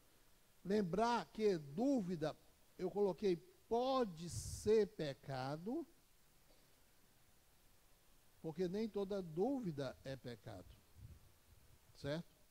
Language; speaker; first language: Portuguese; native; Portuguese